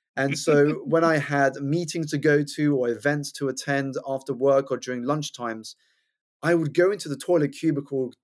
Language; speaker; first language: English; native; English